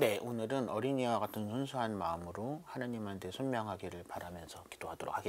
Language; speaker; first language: Korean; native; Korean